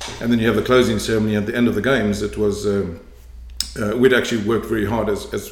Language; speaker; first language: English; native; English